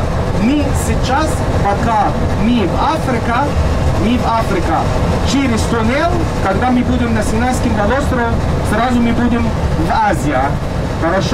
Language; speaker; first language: Russian; non-native, learner; Arabic